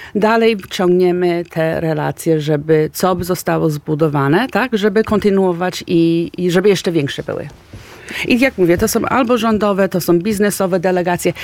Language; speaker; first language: Polish; early bilingual, heritage; Polish